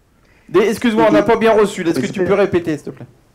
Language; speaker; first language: French; native; French